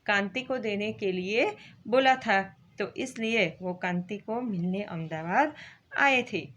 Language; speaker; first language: Hindi; non-native, local second language; Gujarati